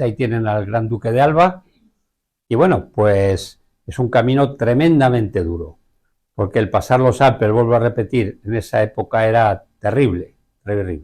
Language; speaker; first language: Spanish; native; Spanish